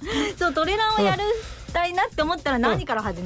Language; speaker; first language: Japanese; native; Japanese